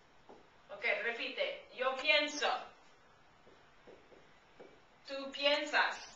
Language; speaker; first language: Spanish; non-native, fluent; English